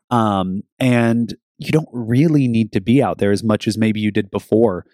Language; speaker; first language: English; native; English